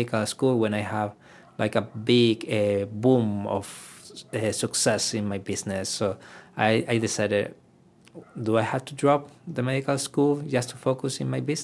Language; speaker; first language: English; non-native, fluent; Spanish